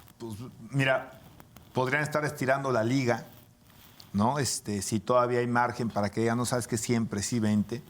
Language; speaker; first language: Spanish; native; Spanish